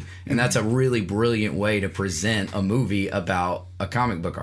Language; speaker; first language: English; native; English